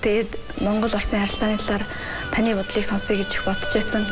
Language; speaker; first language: Mongolian; native; Mongolian